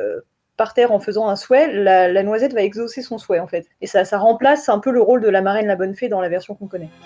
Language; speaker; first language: French; native; French